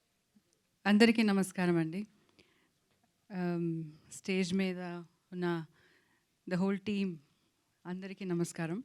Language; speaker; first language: Telugu; non-native, local second language; Kannada